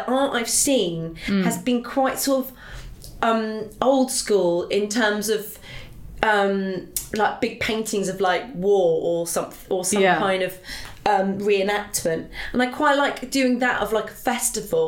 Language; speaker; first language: English; native; English